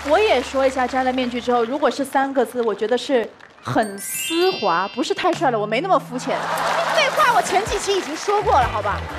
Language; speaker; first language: Chinese; native; Chinese